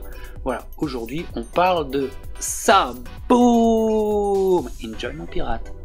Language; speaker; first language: French; native; French